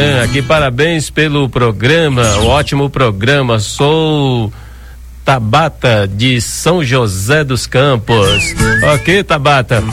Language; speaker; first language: Portuguese; native; Portuguese